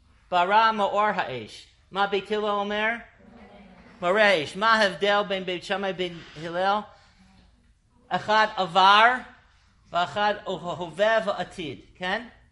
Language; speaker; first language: Hebrew; non-native, fluent; English